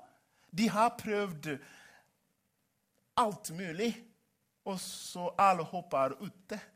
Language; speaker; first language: Norwegian; non-native, fluent; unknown